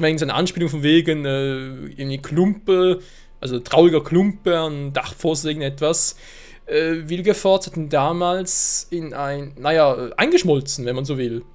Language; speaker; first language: German; native; German